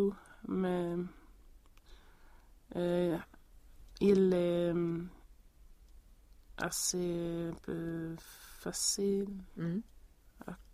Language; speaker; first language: French; non-native, learner; Swedish